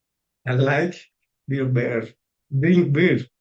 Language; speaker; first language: English; non-native, learner; Spanish